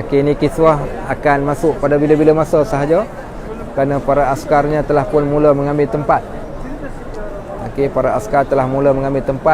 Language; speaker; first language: Malay; native; Malay